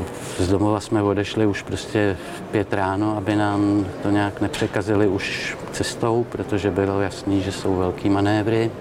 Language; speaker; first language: Czech; native; Czech